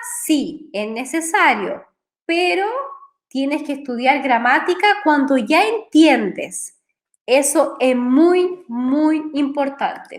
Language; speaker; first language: Spanish; non-native, fluent; Portuguese